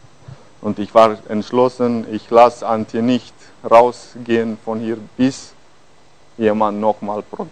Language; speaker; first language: German; non-native, fluent; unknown